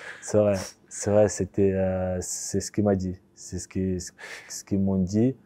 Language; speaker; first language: French; early bilingual, other home language; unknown